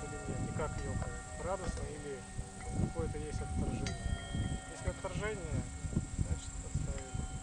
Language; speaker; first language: Russian; native; Russian